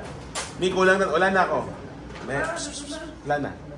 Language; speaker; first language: Filipino; native; Filipino